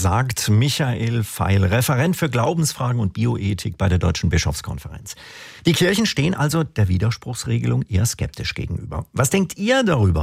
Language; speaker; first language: German; native; German